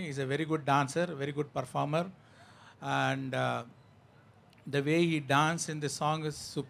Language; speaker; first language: Telugu; non-native, fluent; Tamil